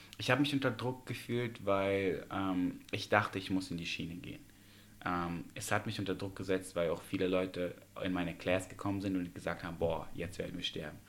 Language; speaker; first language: German; early bilingual, other home language; Russian